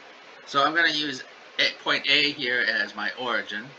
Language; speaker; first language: English; native; English